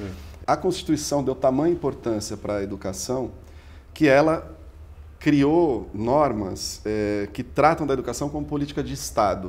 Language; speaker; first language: Portuguese; native; Portuguese